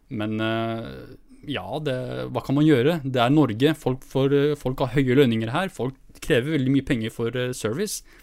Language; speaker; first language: Norwegian; early bilingual, other home language; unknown